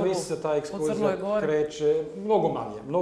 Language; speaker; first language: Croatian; non-native, learner; German